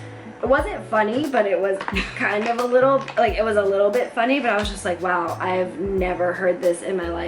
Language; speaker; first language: English; native; English